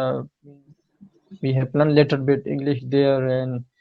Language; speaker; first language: English; non-native, learner; Pashto